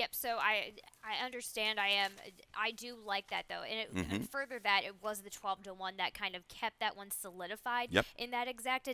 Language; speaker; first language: English; native; English